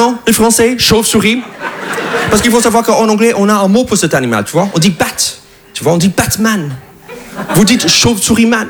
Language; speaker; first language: French; non-native, fluent; English